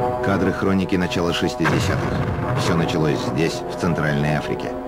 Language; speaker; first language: Russian; native; Russian